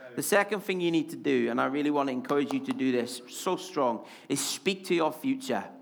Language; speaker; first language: English; native; English